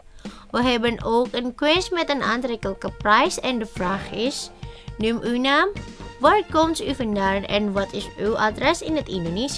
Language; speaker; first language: Dutch; non-native, learner; Indonesian